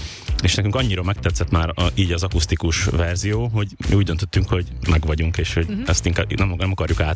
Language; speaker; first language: Hungarian; native; Hungarian